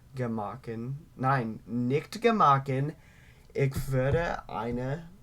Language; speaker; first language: German; non-native, learner; English